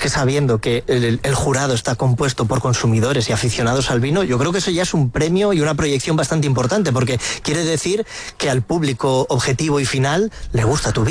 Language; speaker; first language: Spanish; native; Spanish